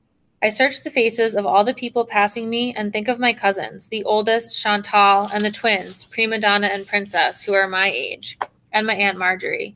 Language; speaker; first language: English; native; English